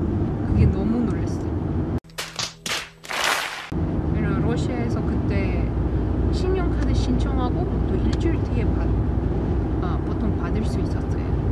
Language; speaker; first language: Korean; non-native, learner; Russian